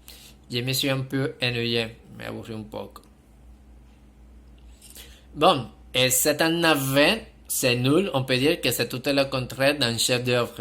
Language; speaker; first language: French; non-native, fluent; Spanish